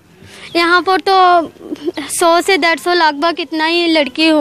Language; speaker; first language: Hindi; non-native, learner; Rohingya